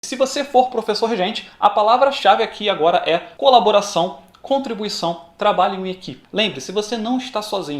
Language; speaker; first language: Portuguese; native; Portuguese